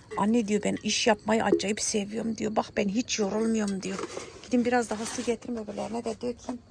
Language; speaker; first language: Turkish; early bilingual, heritage; Turkish